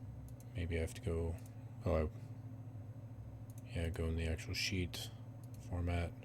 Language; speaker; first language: English; native; English